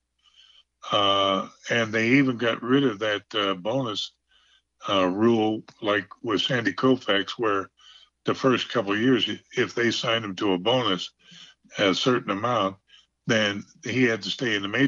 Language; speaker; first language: English; native; English